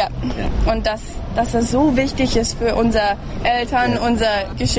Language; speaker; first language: German; early bilingual, heritage; German